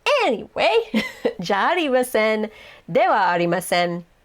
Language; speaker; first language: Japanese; non-native, fluent; English